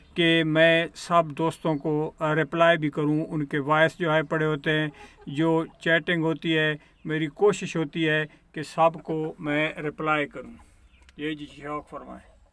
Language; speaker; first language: Urdu; non-native, local second language; Punjabi